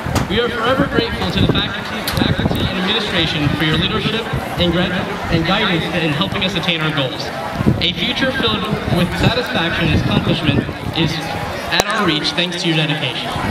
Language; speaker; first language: English; native; English